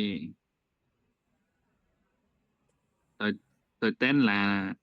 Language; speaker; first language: Vietnamese; non-native, learner; Khmer